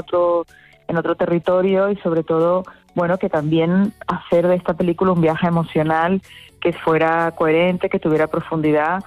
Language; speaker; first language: Spanish; native; Spanish